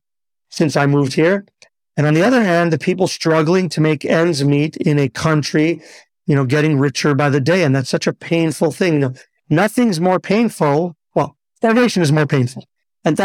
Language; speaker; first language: English; native; English